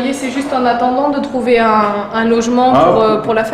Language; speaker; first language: French; native; French